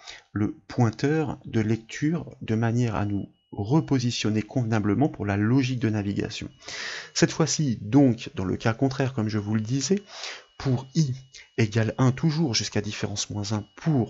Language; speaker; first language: French; native; French